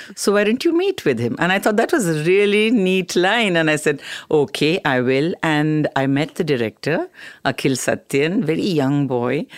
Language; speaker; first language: English; non-native, local second language; Tamil